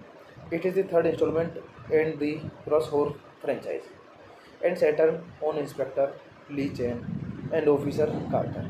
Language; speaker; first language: English; non-native, learner; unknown